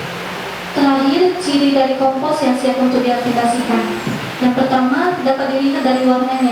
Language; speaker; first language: Indonesian; native; Indonesian